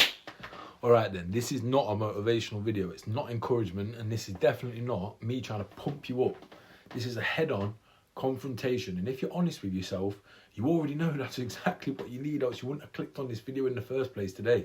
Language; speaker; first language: English; native; English